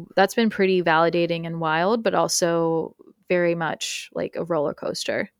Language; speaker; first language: English; early bilingual, other home language; Spanish